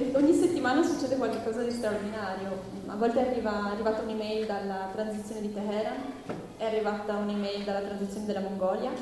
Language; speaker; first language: Italian; non-native, fluent; English